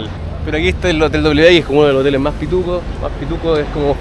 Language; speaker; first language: Spanish; native; Spanish